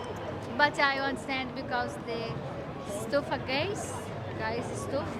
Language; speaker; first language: English; non-native, learner; Portuguese